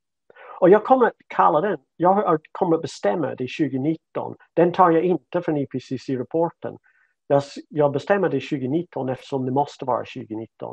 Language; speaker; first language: Swedish; non-native, fluent; English